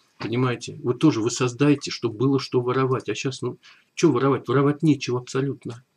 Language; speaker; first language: Russian; native; Russian